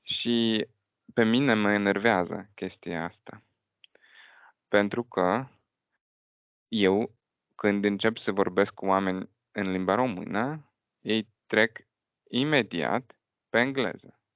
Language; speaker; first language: Romanian; non-native, fluent; Russian